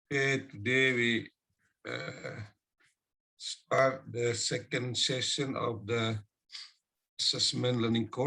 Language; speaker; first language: English; non-native, fluent; Indonesian